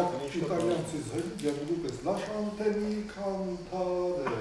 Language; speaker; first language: Russian; non-native, learner; Armenian